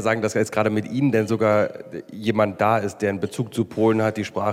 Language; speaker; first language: German; native; German